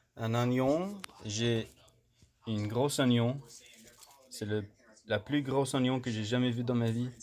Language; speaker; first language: French; non-native, fluent; English